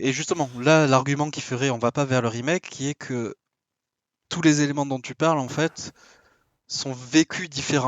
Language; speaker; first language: French; native; French